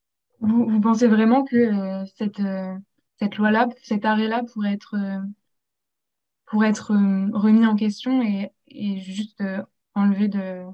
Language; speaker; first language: French; native; French